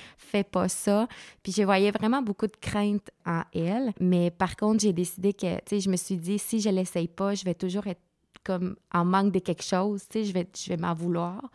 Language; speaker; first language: French; non-native, fluent; Spanish